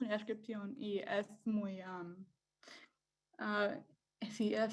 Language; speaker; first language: Spanish; non-native, learner; English